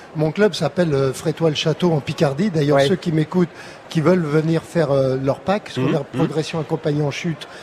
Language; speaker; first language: French; native; French